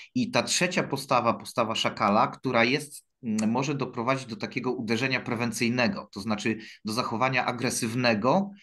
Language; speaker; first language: Polish; native; Polish